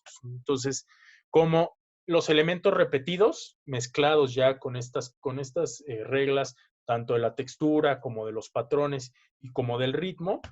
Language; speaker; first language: Spanish; native; Spanish